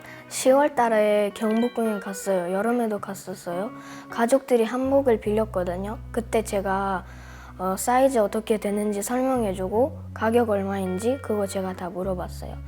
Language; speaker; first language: Korean; early bilingual, other home language; Russian